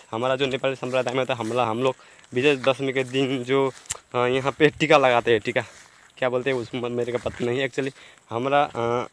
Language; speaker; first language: Hindi; non-native, local second language; Nepali